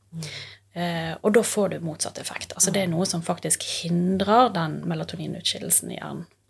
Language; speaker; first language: Norwegian; native; Norwegian